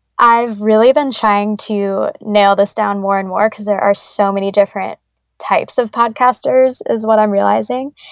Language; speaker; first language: English; native; English